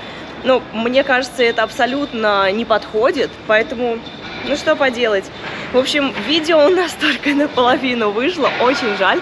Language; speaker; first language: Russian; native; Russian